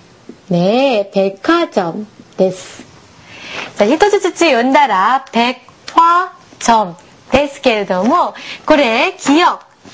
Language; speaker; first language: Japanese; non-native, fluent; Korean